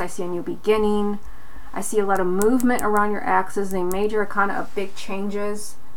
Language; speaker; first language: English; native; English